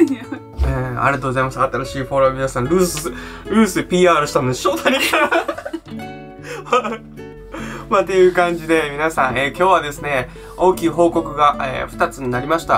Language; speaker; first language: Japanese; native; Japanese